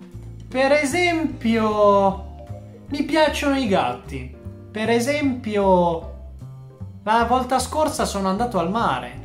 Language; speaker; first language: Italian; non-native, fluent; Japanese